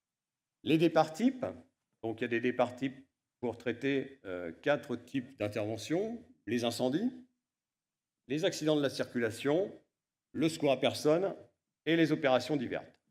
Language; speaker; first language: French; native; French